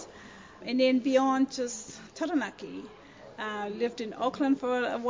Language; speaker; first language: English; non-native, fluent; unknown